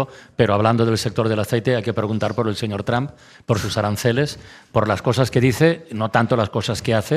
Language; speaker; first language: Spanish; native; Spanish